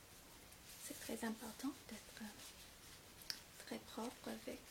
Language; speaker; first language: French; non-native, fluent; English